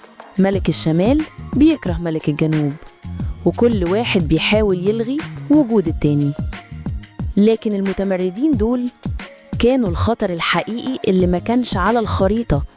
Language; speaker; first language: Arabic; native; Arabic